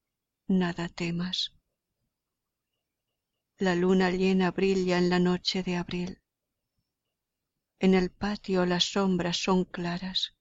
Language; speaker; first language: Spanish; native; Spanish